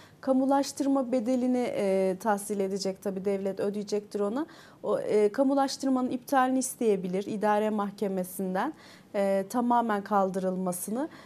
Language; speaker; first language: Turkish; native; Turkish